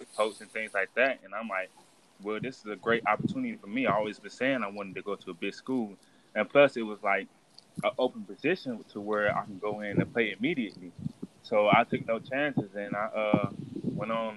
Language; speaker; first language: English; native; English